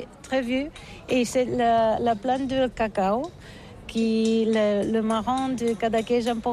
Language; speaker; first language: French; non-native, learner; Catalan